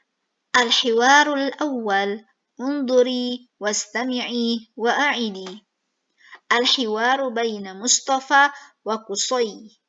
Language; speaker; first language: Arabic; non-native, fluent; Indonesian